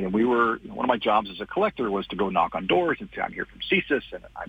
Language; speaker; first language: English; native; English